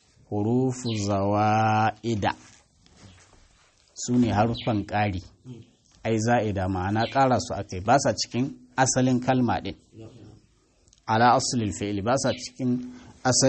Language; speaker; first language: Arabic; non-native, fluent; Hausa